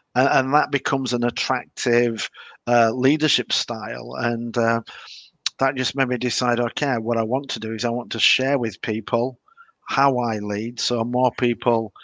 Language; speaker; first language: English; native; English